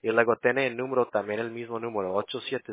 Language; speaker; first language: Spanish; early bilingual, heritage; Spanish